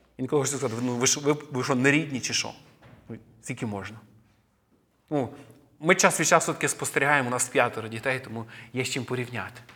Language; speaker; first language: Ukrainian; native; Ukrainian